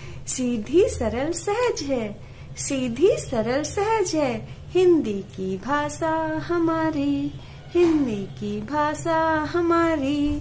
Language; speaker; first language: Hindi; native; Hindi